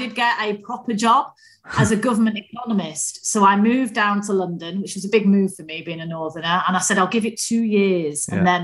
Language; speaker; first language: English; native; English